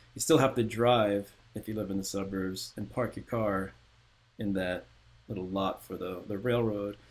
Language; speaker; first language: English; native; English